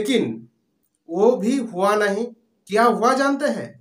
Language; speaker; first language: Hindi; non-native, local second language; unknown